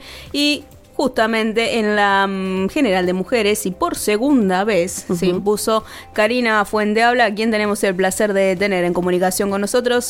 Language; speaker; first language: Spanish; native; Spanish